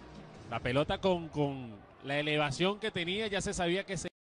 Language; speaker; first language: Spanish; native; Spanish